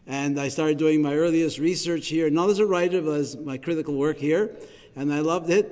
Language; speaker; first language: English; native; English